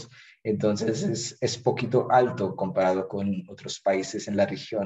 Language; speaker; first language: Spanish; non-native, fluent; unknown